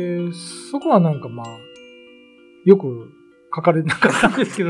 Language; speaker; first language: Japanese; native; Japanese